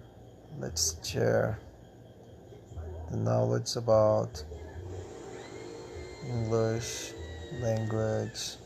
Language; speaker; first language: English; non-native, fluent; Portuguese